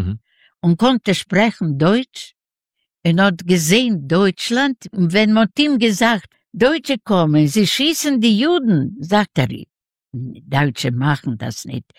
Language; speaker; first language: German; non-native, learner; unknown